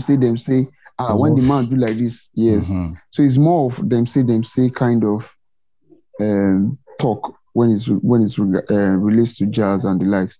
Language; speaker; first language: English; non-native, local second language; Igbo